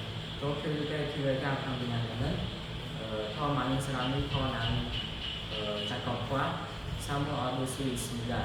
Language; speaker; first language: Korean; non-native, learner; Khmer